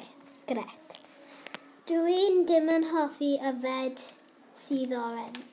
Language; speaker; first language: Welsh; non-native, local second language; English